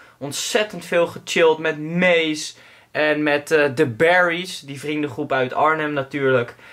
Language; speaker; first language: Dutch; native; Dutch